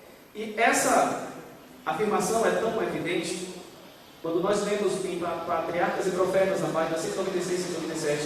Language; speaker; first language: Portuguese; native; Portuguese